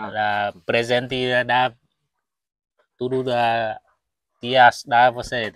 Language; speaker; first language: Portuguese; non-native, learner; Vietnamese